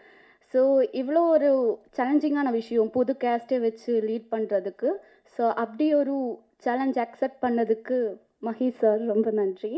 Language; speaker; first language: Tamil; non-native, fluent; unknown